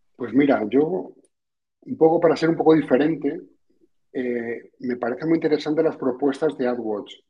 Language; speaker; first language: Spanish; native; Spanish